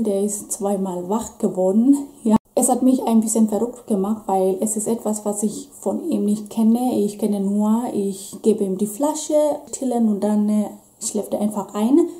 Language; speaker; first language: German; non-native, fluent; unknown